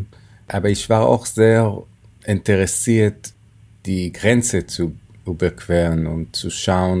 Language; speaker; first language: German; non-native, fluent; Hebrew